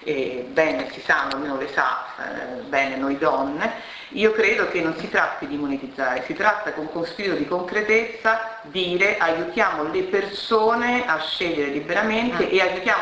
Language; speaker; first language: Italian; native; Italian